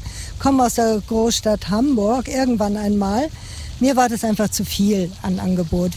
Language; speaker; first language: German; native; German